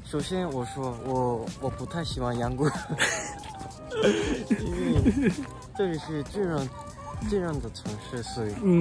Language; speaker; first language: Chinese; non-native, learner; Korean